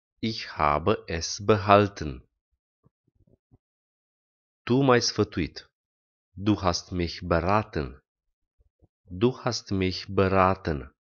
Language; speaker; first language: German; non-native, fluent; Romanian